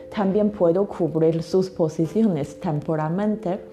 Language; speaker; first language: Spanish; non-native, fluent; Chinese